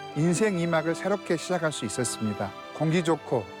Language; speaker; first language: Korean; native; Korean